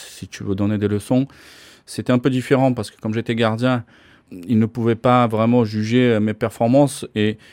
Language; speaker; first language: French; non-native, fluent; Slovak